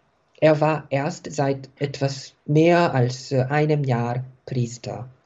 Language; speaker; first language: German; non-native, fluent; Korean